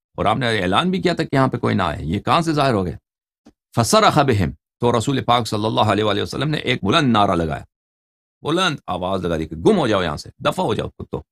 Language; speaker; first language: Urdu; non-native, fluent; Persian